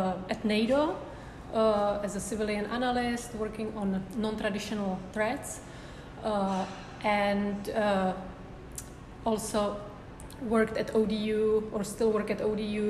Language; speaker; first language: English; non-native, fluent; Czech